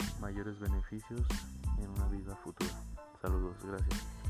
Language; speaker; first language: Spanish; native; Spanish